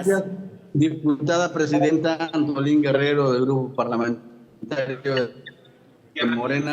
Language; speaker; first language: Spanish; native; Spanish